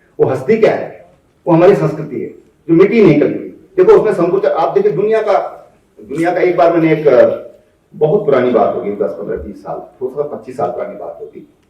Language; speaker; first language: Hindi; native; Hindi